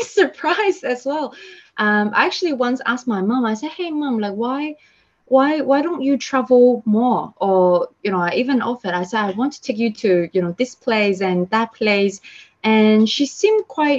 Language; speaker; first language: English; non-native, local second language; Cantonese